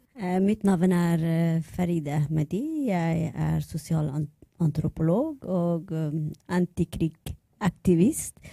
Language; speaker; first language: Norwegian; non-native, learner; Persian